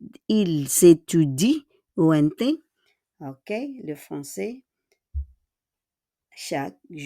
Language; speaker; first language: French; non-native, fluent; Filipino